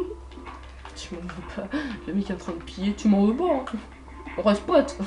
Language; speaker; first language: French; native; French